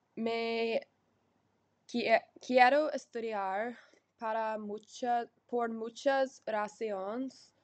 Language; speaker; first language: Spanish; non-native, learner; English